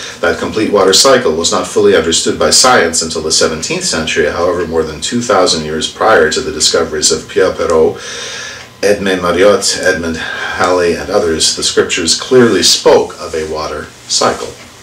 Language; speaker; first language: English; native; English